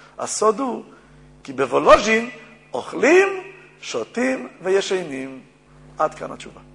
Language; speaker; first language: Hebrew; native; Hebrew